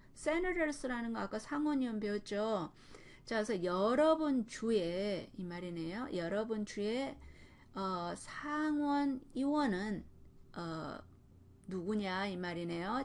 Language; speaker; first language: Korean; native; Korean